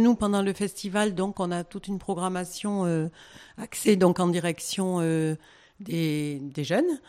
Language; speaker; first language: French; native; French